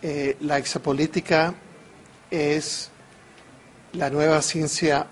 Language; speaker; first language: Spanish; non-native, fluent; English